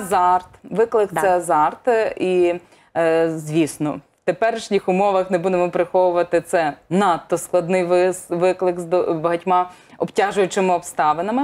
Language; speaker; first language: Ukrainian; native; Ukrainian